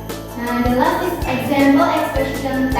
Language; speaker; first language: English; non-native, local second language; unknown